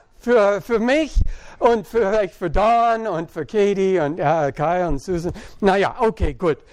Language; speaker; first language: German; non-native, fluent; English